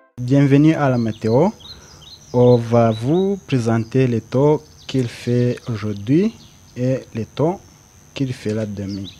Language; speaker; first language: French; non-native, learner; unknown